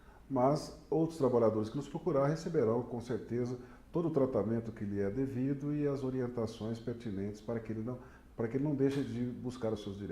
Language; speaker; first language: Portuguese; native; Portuguese